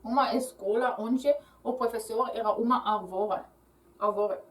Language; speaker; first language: Portuguese; non-native, learner; English